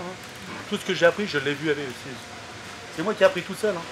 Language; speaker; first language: French; native; French